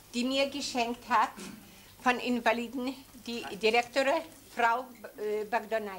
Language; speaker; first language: German; non-native, learner; Lithuanian